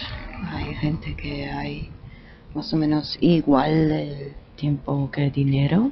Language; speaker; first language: Spanish; non-native, fluent; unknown